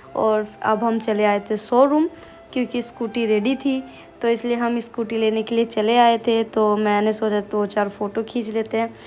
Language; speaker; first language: Hindi; non-native, local second language; Bangla